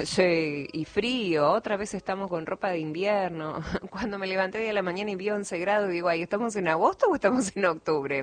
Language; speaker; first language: Spanish; native; Spanish